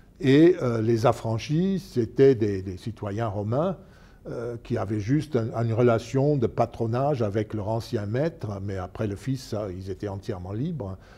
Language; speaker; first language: French; non-native, local second language; Luxembourgish